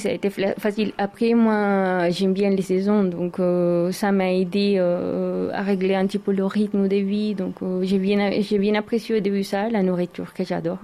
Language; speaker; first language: French; non-native, learner; Spanish